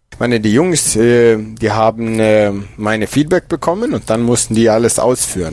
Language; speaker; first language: German; non-native, fluent; Swedish